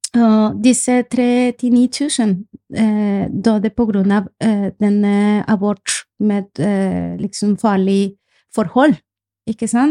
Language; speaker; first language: Norwegian; non-native, fluent; Spanish